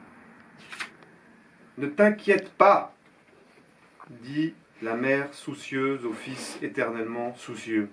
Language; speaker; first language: French; native; French